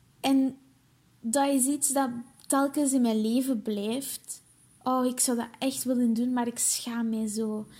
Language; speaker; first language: Dutch; early bilingual, other home language; Portuguese